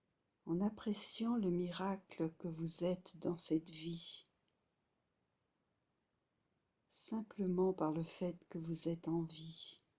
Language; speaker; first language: French; native; French